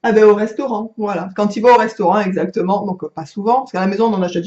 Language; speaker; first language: French; native; French